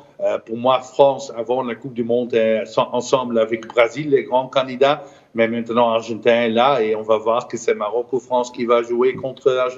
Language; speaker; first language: French; non-native, fluent; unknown